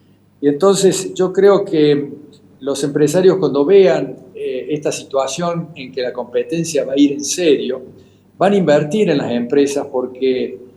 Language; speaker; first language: Spanish; native; Spanish